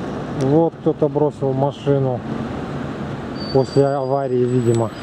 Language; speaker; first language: Russian; native; Russian